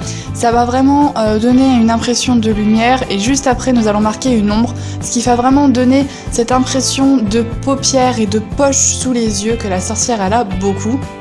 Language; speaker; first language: French; native; French